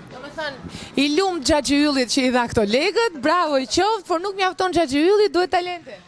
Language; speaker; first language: Albanian; native; Albanian